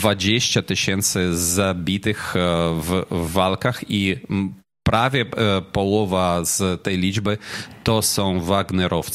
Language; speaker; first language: Polish; non-native, fluent; Ukrainian